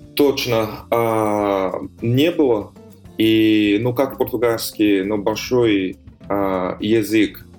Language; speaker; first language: Russian; non-native, fluent; Portuguese